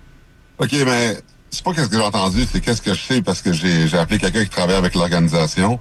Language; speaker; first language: French; native; French